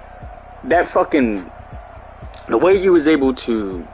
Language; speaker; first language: English; native; English